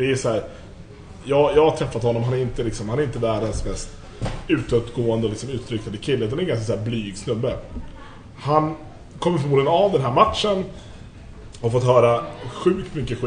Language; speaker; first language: Swedish; native; Swedish